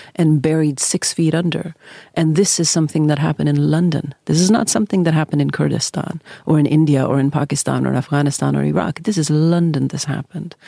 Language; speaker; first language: English; early bilingual, other home language; Norwegian